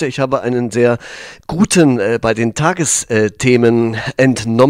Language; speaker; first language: German; native; German